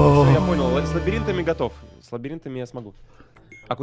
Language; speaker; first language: Russian; native; Russian